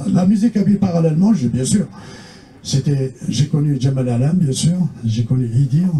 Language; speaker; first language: French; non-native, local second language; Kabyle